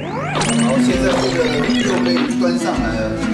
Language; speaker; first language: Chinese; native; Chinese